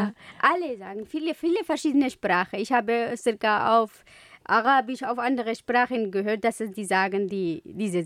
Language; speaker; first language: German; non-native, learner; Kurdish